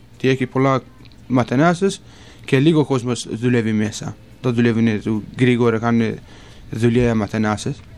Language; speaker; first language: Greek; non-native, learner; Kurdish